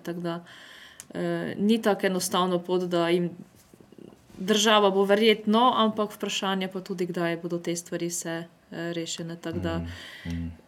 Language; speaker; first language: Slovenian; native; Slovenian